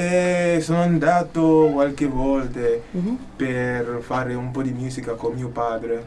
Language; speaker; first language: Italian; non-native, learner; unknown